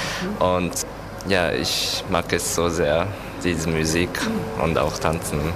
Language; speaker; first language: German; non-native, learner; Japanese